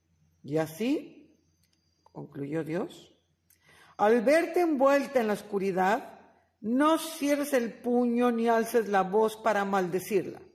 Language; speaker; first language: Spanish; native; Spanish